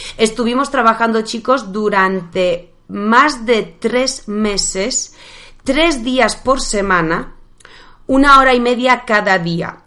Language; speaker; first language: Spanish; non-native, fluent; Polish